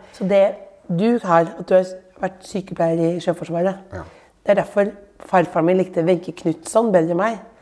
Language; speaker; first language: Norwegian; native; Norwegian